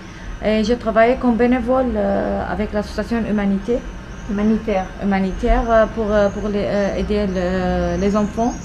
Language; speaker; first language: French; non-native, learner; Arabic